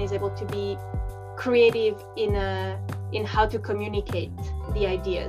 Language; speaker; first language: English; non-native, fluent; French